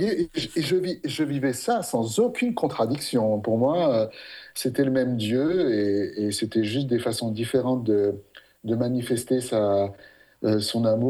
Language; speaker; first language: French; native; French